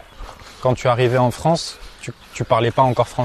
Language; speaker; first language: French; native; French